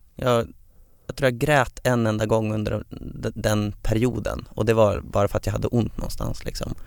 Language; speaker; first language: Swedish; native; Swedish